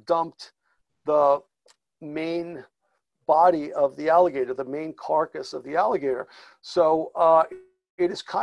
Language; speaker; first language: English; native; English